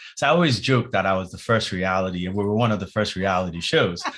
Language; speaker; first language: English; non-native, local second language; Yoruba